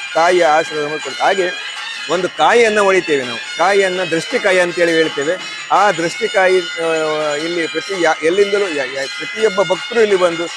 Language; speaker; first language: Kannada; non-native, local second language; Konkani